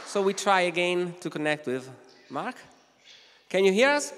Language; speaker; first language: English; non-native, fluent; Italian